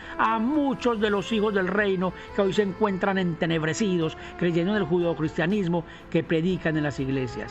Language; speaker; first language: Spanish; native; Spanish